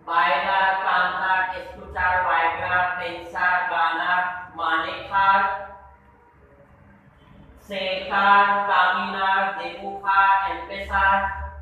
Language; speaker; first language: Spanish; non-native, fluent; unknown